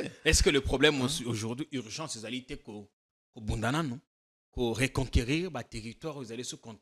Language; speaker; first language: French; non-native, local second language; Lingala